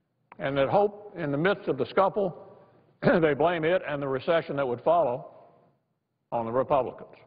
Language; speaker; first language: English; native; English